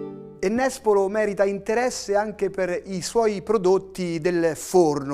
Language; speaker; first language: Italian; native; Italian